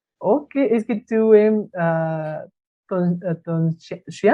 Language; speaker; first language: French; non-native, learner; Spanish